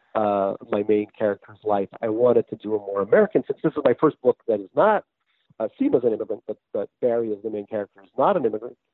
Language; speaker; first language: English; native; English